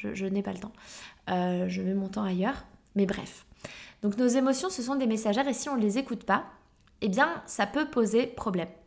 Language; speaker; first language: French; native; French